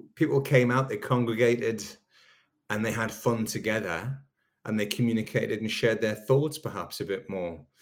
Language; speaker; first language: English; native; English